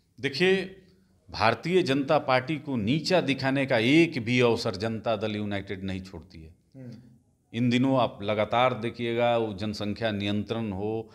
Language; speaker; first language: Hindi; native; Hindi